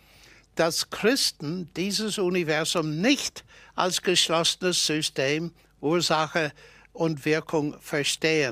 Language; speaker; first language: German; non-native, fluent; English